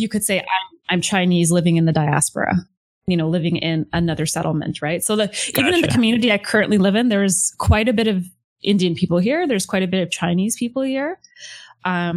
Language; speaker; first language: English; native; English